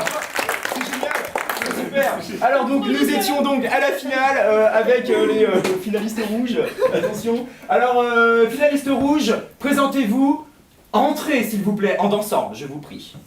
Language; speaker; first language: French; native; French